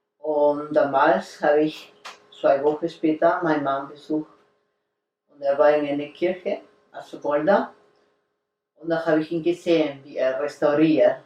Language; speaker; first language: German; non-native, learner; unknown